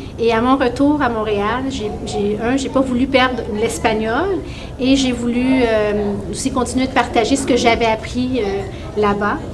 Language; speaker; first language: French; native; French